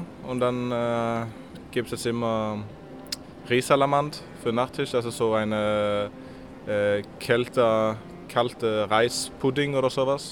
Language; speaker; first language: German; non-native, learner; Norwegian